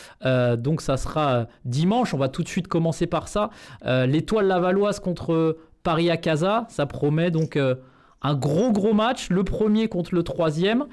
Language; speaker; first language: French; native; French